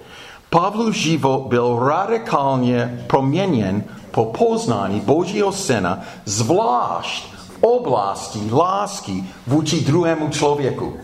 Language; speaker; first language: Czech; non-native, fluent; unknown